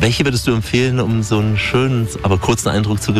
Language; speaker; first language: German; native; German